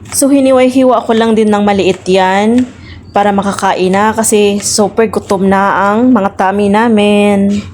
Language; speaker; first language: Filipino; non-native, local second language; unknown